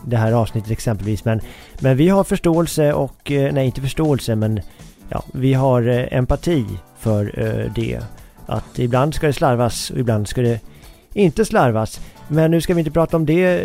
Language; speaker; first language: Swedish; native; Swedish